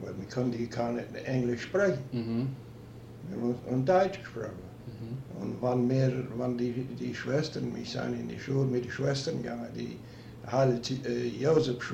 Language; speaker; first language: German; early bilingual, heritage; German